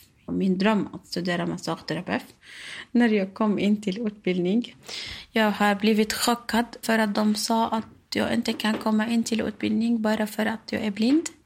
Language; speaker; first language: Swedish; non-native, learner; Arabic